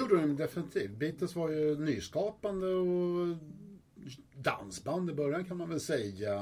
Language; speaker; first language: Swedish; native; Swedish